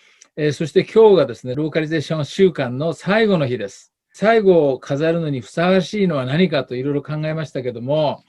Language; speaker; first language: Japanese; native; Japanese